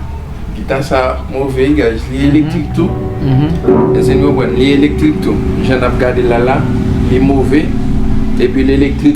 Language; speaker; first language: French; non-native, learner; Haitian Creole